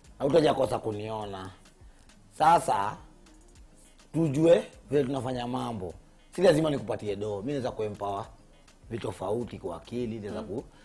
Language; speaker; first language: Swahili; native; Swahili